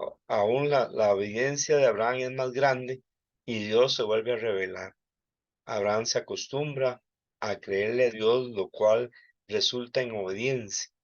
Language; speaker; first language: Spanish; native; Spanish